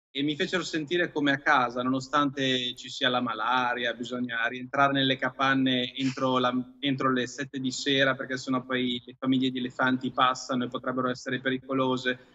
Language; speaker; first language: Italian; native; Italian